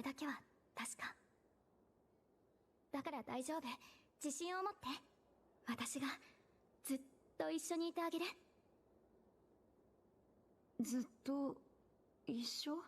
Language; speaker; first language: Japanese; native; Japanese